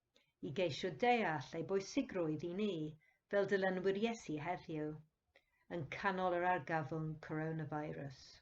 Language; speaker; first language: Welsh; non-native, fluent; English